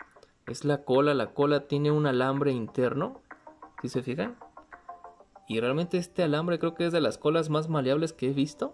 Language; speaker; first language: Spanish; native; Spanish